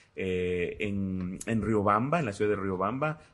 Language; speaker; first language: Spanish; native; Spanish